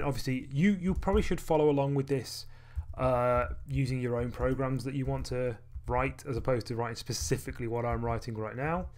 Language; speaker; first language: English; native; English